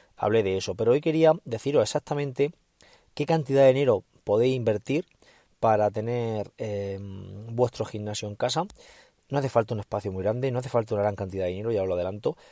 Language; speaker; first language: Spanish; native; Spanish